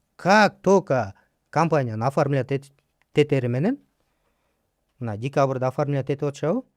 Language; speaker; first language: Russian; non-native, local second language; Kyrgyz